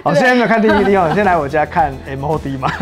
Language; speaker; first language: Chinese; native; Chinese